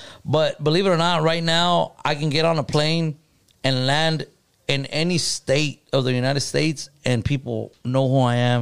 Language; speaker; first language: English; early bilingual, other home language; Spanish